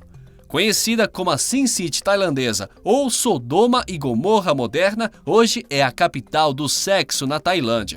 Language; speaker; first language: Portuguese; native; Portuguese